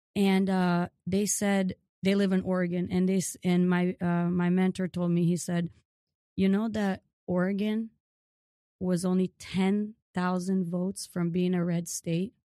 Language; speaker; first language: English; early bilingual, other home language; Ukrainian